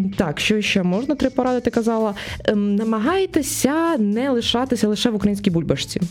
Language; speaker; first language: Ukrainian; native; Ukrainian